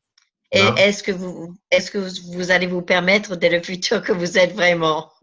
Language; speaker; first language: French; native; French